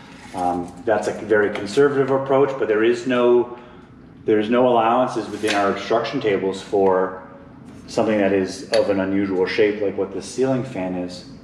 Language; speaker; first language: English; native; English